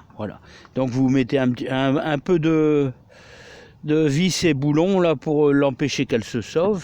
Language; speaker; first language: French; native; French